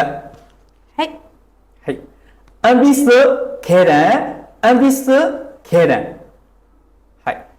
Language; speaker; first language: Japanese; non-native, fluent; Burmese